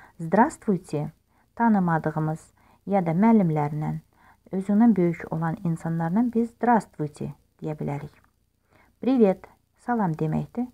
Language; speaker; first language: Azerbaijani; non-native, local second language; Russian